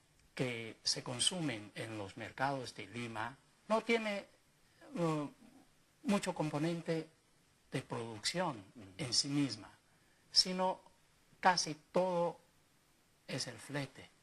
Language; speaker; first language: Spanish; non-native, fluent; Chinese